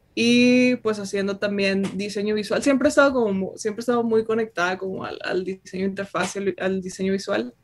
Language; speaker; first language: Spanish; native; Spanish